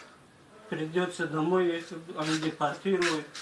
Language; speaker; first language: Russian; non-native, learner; Tajik